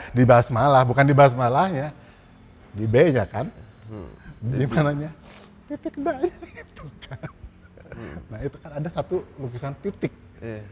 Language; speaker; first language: Indonesian; native; Indonesian